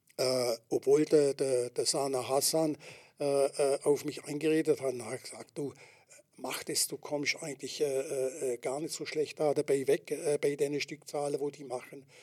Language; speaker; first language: German; native; German